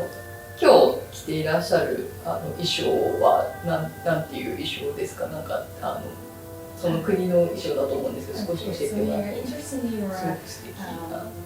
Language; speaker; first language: Japanese; native; Japanese